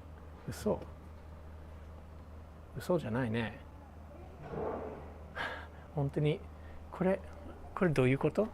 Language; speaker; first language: Japanese; non-native, learner; English